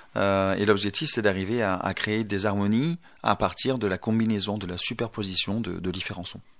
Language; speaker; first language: French; native; French